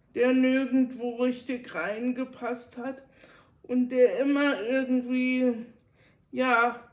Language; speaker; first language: German; native; German